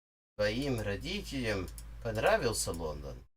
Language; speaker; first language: Russian; non-native, learner; English